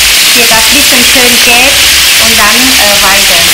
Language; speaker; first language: German; non-native, learner; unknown